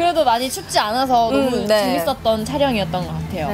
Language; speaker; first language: Korean; native; Korean